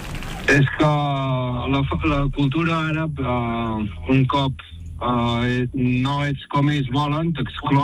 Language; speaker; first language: Catalan; early bilingual, other home language; Arabic